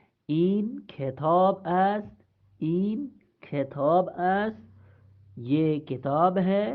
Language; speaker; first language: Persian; non-native, fluent; Urdu